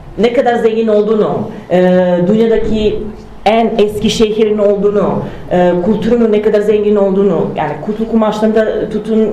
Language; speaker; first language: Turkish; non-native, fluent; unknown